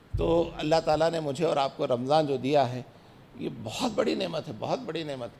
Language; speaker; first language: Urdu; native; Urdu